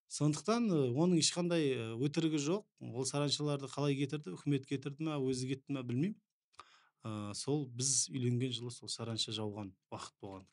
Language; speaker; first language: Kazakh; native; Kazakh